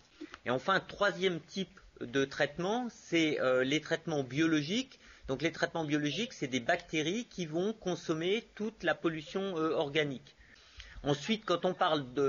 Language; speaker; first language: French; native; French